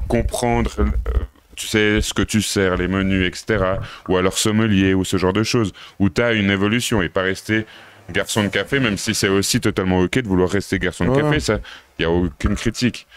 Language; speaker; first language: French; native; French